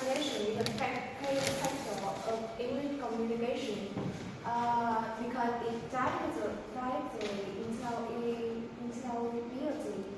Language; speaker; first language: English; non-native, learner; Vietnamese